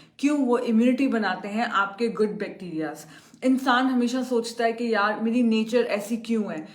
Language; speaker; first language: Hindi; native; Hindi